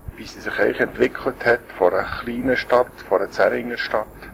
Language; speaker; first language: German; native; German